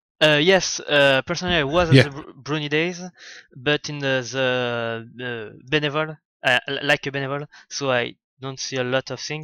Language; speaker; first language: English; non-native, learner; French